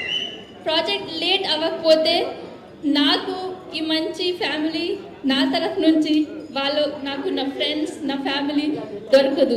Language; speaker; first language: Telugu; non-native, learner; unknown